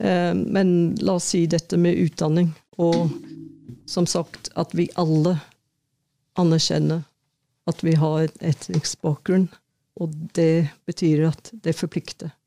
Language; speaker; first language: Norwegian; non-native, fluent; English